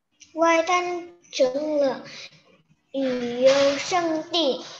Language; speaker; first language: Chinese; non-native, learner; Indonesian